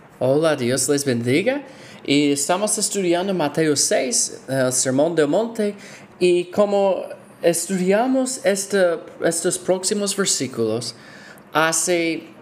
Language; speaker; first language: Spanish; non-native, fluent; English